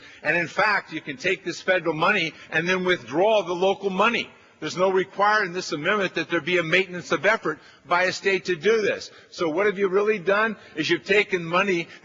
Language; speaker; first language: English; native; English